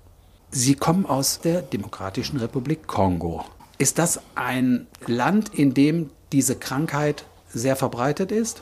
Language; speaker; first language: German; native; German